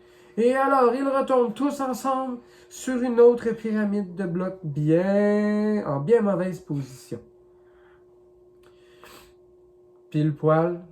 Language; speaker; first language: French; native; French